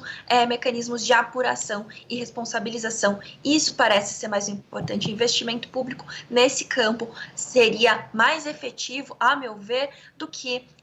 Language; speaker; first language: Portuguese; native; Portuguese